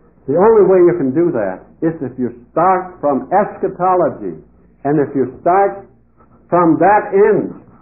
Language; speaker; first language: English; non-native, fluent; Dutch